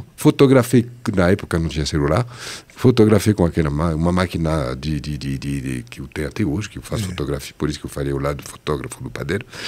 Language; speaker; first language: Portuguese; non-native, fluent; French